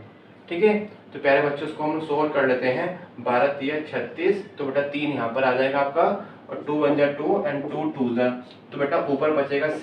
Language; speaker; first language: Hindi; native; Hindi